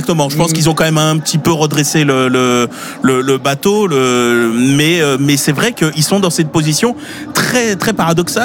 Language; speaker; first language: French; native; French